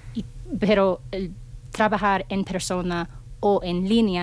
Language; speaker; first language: Spanish; non-native, fluent; English